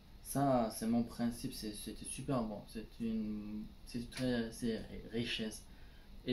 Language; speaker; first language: French; non-native, learner; Turkish